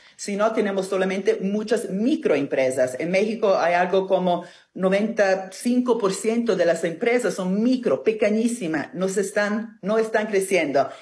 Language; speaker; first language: Spanish; non-native, fluent; Italian